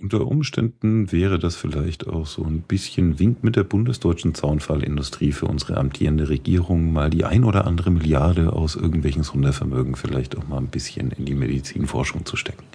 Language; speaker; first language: German; native; German